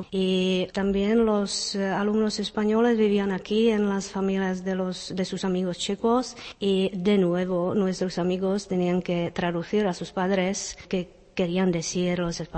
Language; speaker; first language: Spanish; non-native, fluent; Czech